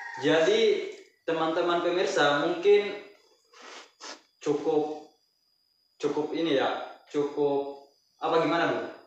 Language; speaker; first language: Indonesian; native; Indonesian